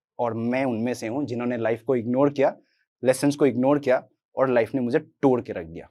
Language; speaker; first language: Hindi; non-native, local second language; Assamese